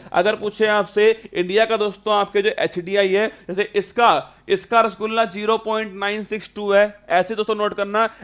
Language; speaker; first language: Hindi; native; Hindi